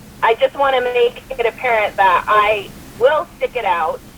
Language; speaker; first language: English; native; English